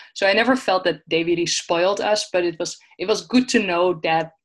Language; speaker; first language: English; non-native, fluent; Dutch